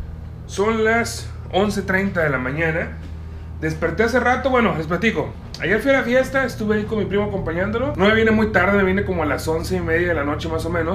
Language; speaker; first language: Spanish; native; Spanish